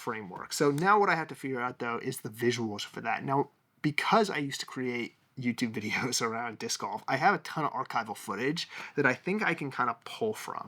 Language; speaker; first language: English; native; English